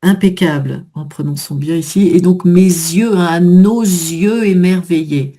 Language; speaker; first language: French; native; French